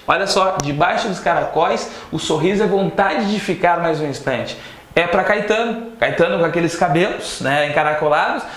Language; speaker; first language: Portuguese; native; Portuguese